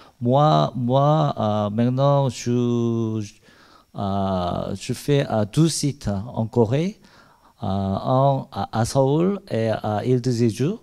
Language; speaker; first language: French; non-native, learner; Korean